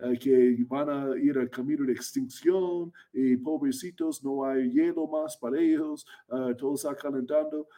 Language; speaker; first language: Spanish; non-native, fluent; English